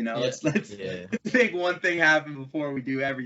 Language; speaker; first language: English; native; English